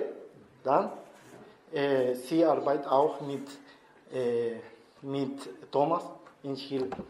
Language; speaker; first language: German; non-native, learner; Spanish